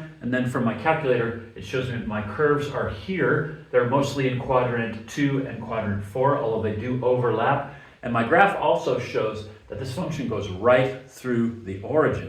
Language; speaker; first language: English; native; English